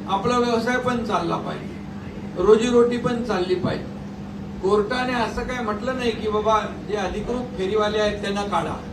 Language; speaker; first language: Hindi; non-native, local second language; Marathi